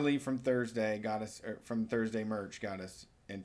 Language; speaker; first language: English; native; English